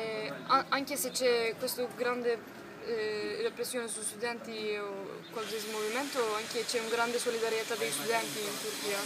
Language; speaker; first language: Italian; non-native, learner; Turkish